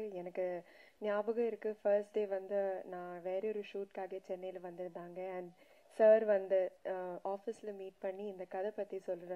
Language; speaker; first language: Tamil; non-native, local second language; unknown